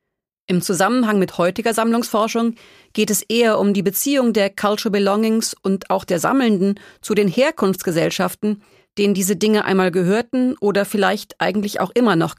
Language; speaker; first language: German; native; German